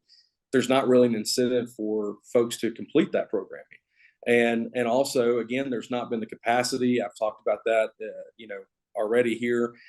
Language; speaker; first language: English; native; English